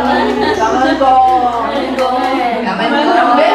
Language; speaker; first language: Vietnamese; non-native, learner; Chinese